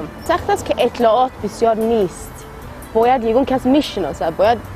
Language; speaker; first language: Persian; non-native, learner; Swedish